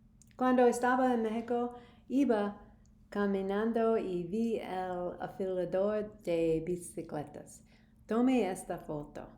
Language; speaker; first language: Spanish; non-native, learner; English